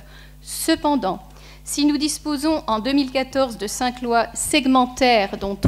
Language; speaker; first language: French; native; French